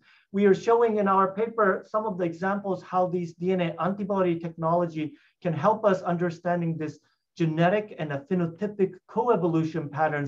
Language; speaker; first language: English; non-native, fluent; Japanese